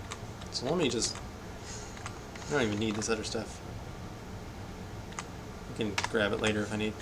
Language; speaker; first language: English; native; English